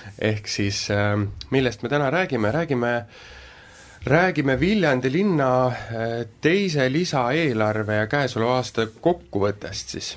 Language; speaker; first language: Estonian; native; Estonian